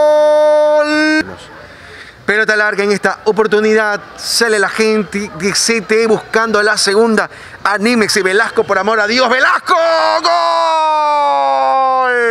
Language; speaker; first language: Spanish; native; Spanish